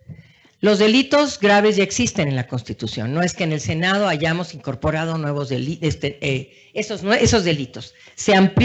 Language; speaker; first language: Spanish; native; Spanish